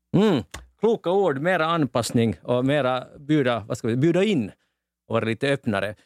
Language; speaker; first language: Swedish; native; Swedish